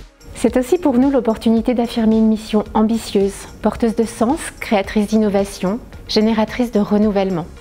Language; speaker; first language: French; native; French